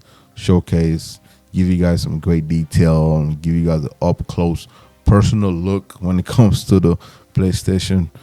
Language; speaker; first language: English; native; English